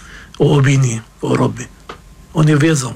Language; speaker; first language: Polish; non-native, fluent; Arabic